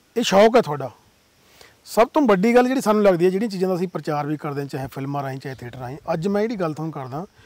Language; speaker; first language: Punjabi; native; Punjabi